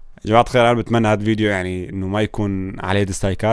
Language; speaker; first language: Arabic; native; Arabic